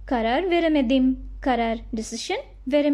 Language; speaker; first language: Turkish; non-native, learner; Bangla